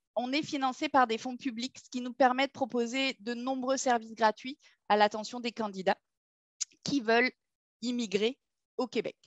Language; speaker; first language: French; native; French